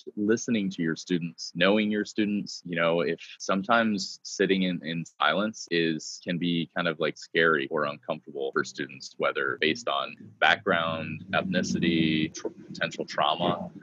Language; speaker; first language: English; native; English